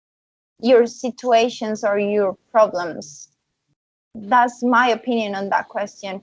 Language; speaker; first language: English; non-native, fluent; Spanish